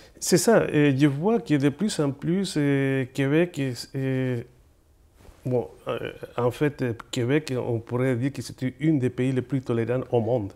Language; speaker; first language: French; non-native, fluent; Spanish